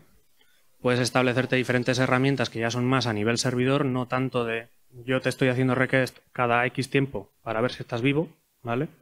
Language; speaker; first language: Spanish; native; Spanish